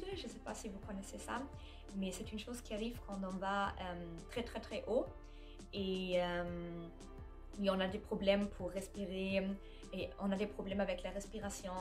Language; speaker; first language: French; non-native, fluent; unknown